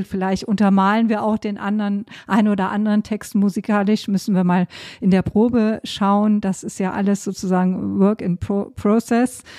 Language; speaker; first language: German; native; German